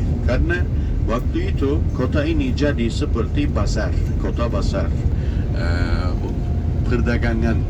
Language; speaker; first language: Indonesian; non-native, learner; Turkish